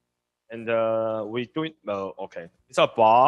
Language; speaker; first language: English; non-native, learner; Chinese